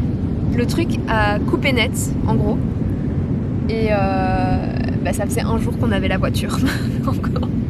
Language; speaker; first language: French; native; French